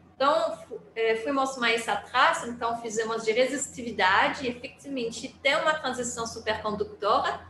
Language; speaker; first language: Portuguese; non-native, fluent; French